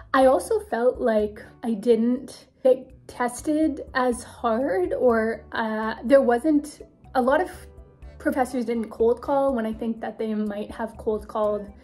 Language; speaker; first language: English; native; English